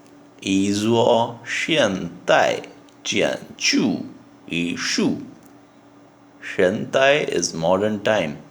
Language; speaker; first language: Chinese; non-native, learner; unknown